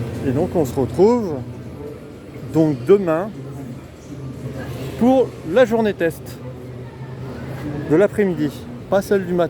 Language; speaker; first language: French; native; French